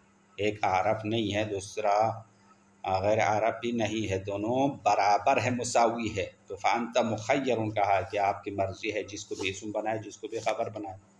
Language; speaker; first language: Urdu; non-native, local second language; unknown